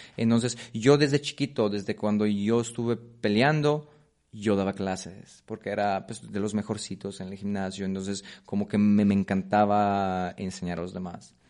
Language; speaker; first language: Spanish; non-native, fluent; Polish